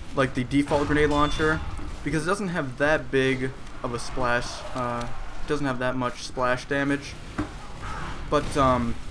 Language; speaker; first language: English; native; English